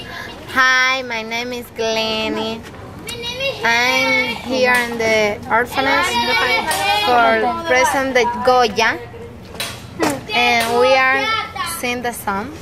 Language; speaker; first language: English; non-native, learner; Spanish